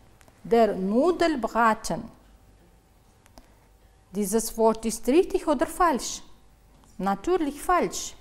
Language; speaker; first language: German; non-native, fluent; Uzbek